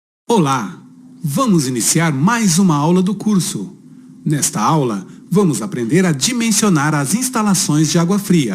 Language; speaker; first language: Portuguese; native; Portuguese